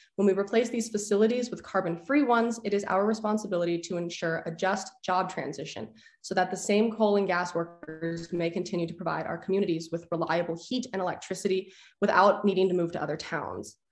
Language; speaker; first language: English; native; English